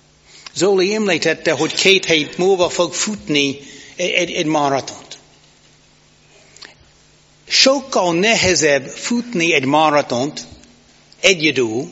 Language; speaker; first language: Hungarian; non-native, fluent; English